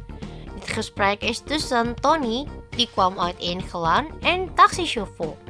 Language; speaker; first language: Dutch; non-native, learner; Indonesian